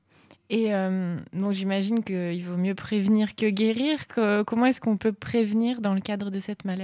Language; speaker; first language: French; native; French